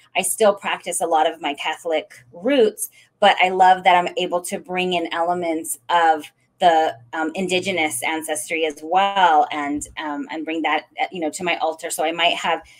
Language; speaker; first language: English; native; English